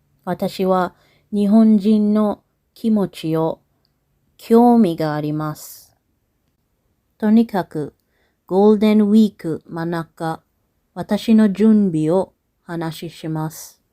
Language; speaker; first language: Japanese; non-native, learner; English